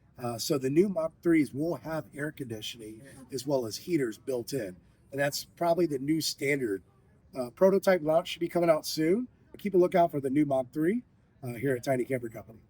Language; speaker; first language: English; native; English